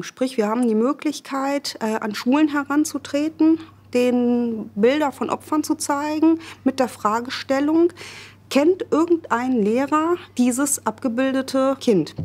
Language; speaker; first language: German; native; German